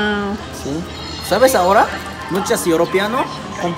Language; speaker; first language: Spanish; non-native, learner; Japanese